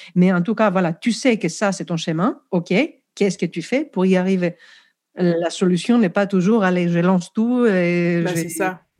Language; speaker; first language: French; non-native, fluent; Greek